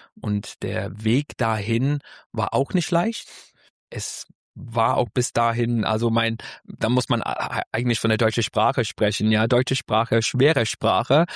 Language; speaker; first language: German; non-native, fluent; English